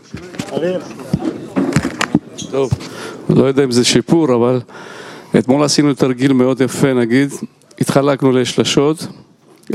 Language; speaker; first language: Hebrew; non-native, fluent; Spanish